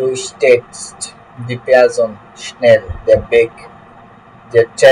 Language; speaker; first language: German; non-native, learner; Bangla